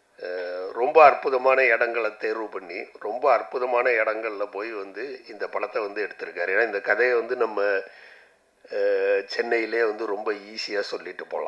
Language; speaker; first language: Tamil; native; Tamil